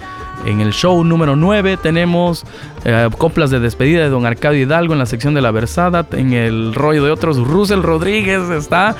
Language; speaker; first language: Spanish; native; Spanish